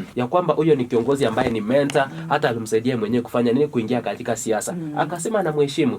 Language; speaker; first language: Swahili; non-native, local second language; Gusii